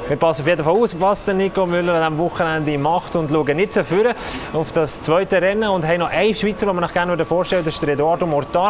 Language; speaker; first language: German; native; German